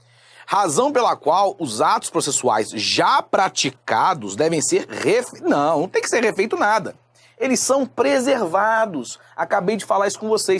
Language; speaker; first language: Portuguese; native; Portuguese